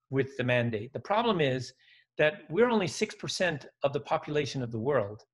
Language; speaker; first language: English; early bilingual, other home language; Dutch